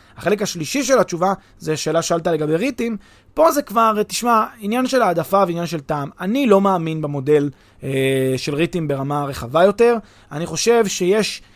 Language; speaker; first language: Hebrew; native; Hebrew